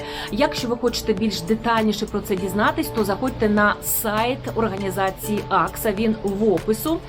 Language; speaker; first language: Ukrainian; native; Ukrainian